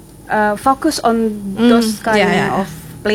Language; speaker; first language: English; non-native, fluent; Indonesian